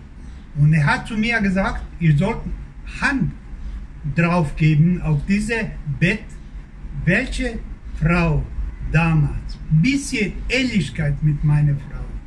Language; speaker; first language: German; non-native, learner; Croatian